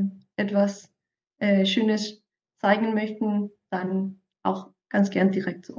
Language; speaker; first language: German; non-native, fluent; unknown